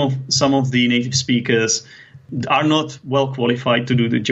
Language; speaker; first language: English; non-native, fluent; Czech